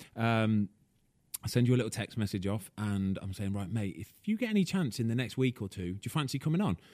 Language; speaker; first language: English; native; English